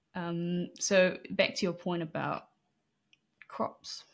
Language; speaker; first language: English; native; English